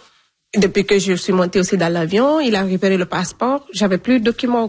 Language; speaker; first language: French; non-native, fluent; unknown